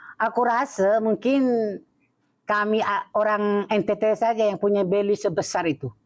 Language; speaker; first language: Indonesian; non-native, local second language; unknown